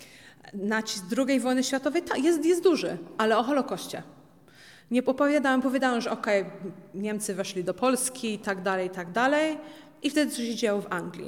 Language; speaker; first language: Polish; early bilingual, heritage; Polish